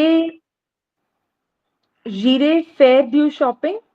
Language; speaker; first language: French; non-native, learner; Hindi